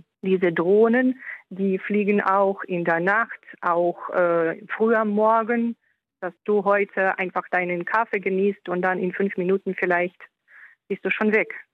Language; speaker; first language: German; non-native, fluent; Ukrainian